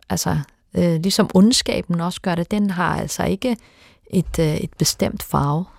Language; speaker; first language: Danish; early bilingual, other home language; Turkish